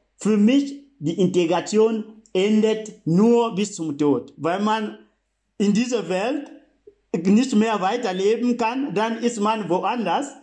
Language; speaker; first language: German; non-native, fluent; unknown